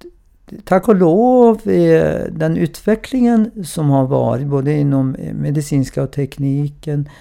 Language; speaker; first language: Swedish; non-native, fluent; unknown